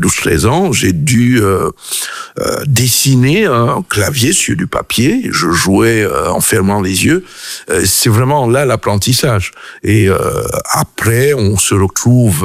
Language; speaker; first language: French; native; French